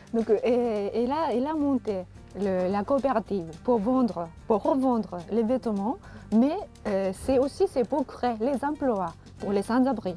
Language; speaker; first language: French; non-native, fluent; Japanese